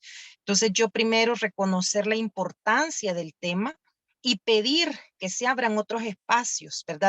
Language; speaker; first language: Spanish; native; Spanish